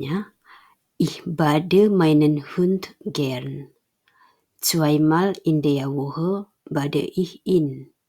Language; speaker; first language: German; non-native, fluent; Indonesian